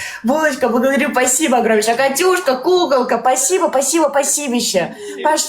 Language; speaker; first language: Russian; native; Russian